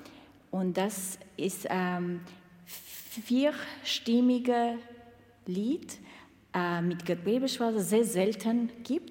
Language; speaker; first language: German; non-native, learner; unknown